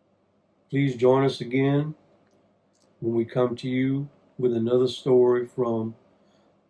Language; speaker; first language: English; native; English